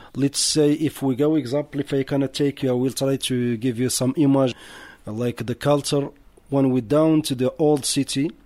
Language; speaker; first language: English; non-native, learner; Arabic